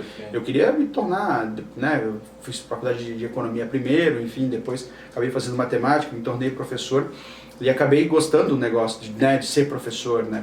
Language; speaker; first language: Portuguese; native; Portuguese